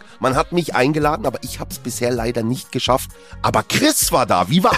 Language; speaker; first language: German; native; German